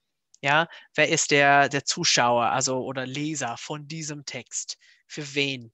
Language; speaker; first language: German; non-native, fluent; English